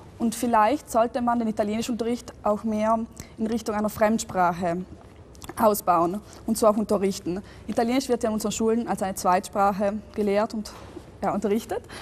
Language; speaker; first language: German; native; German